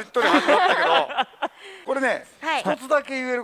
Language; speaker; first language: Japanese; native; Japanese